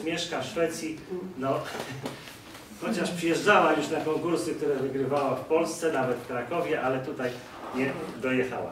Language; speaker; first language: Polish; native; Polish